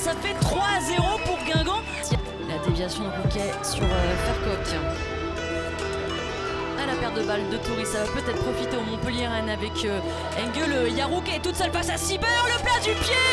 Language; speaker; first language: French; native; French